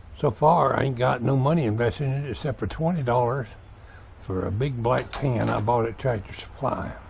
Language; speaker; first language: English; native; English